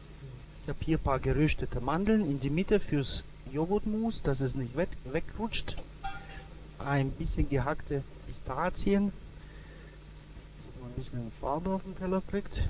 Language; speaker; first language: German; native; German